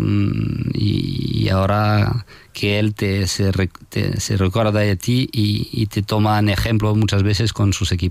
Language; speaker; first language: Spanish; non-native, fluent; French